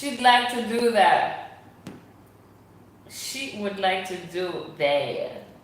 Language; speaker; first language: English; non-native, local second language; French